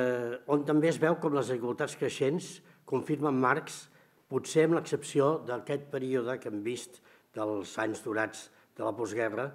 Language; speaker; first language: Catalan; native; Catalan